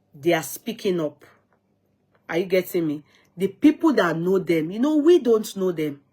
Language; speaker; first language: English; non-native, local second language; Yoruba